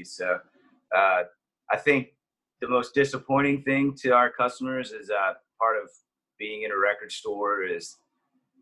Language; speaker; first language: English; native; English